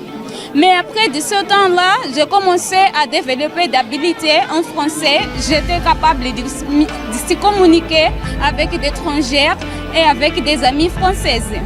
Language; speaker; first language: French; non-native, fluent; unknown